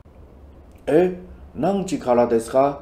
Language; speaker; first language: Japanese; non-native, fluent; Chinese